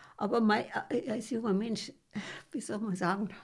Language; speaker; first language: German; early bilingual, heritage; Romanian